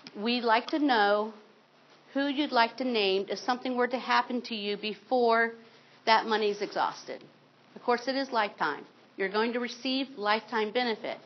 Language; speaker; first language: English; native; English